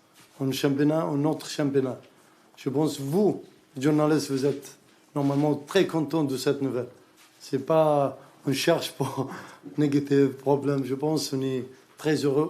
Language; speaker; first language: French; non-native, learner; Arabic